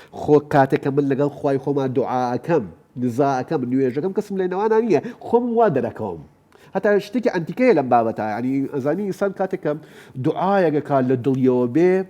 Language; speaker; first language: Central Kurdish; non-native, local second language; Gurani